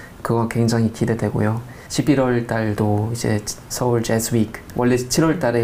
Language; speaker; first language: Korean; non-native, fluent; German